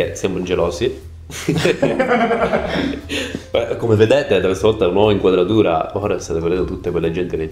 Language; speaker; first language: Italian; native; Italian